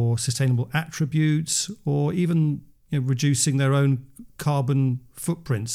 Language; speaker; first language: English; native; English